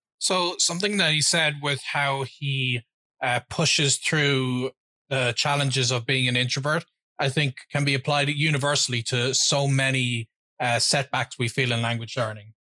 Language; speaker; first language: English; native; English